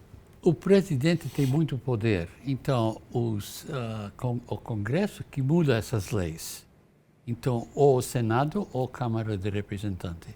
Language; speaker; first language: Portuguese; non-native, fluent; English